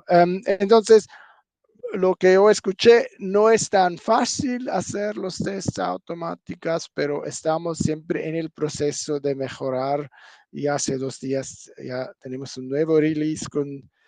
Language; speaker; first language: Spanish; non-native, fluent; German